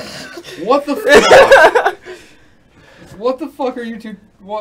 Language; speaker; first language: English; native; English